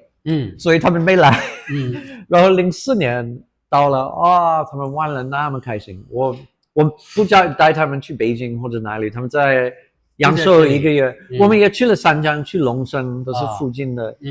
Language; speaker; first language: Chinese; non-native, fluent; English